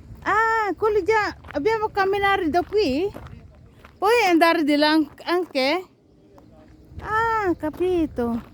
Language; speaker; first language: Italian; non-native, learner; Filipino